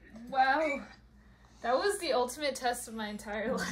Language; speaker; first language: English; early bilingual, other home language; Spanish